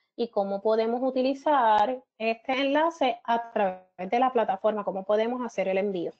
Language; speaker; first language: Spanish; native; Spanish